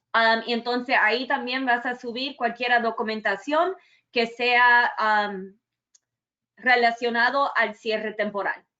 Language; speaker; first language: Spanish; early bilingual, other home language; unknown